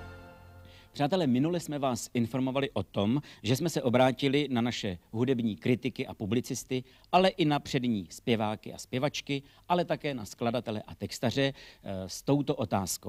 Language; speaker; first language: Czech; native; Czech